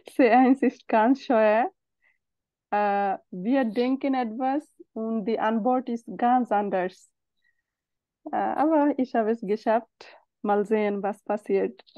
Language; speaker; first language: German; non-native, learner; Bangla